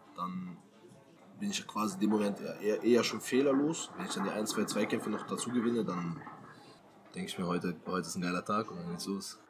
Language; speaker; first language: German; native; German